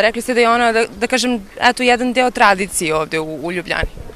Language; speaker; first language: Serbian; native; Serbian